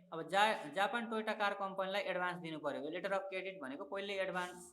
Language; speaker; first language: Nepali; native; Nepali